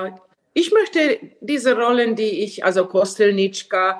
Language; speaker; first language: German; non-native, fluent; Finnish